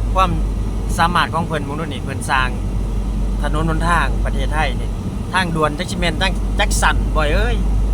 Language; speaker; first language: Thai; native; Thai